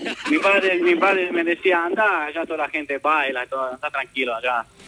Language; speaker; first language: Spanish; non-native, fluent; Romanian